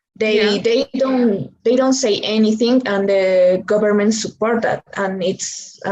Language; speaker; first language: English; non-native, learner; Spanish